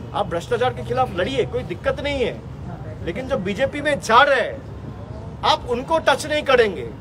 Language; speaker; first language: Hindi; non-native, local second language; Bangla